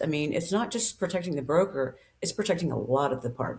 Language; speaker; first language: English; native; English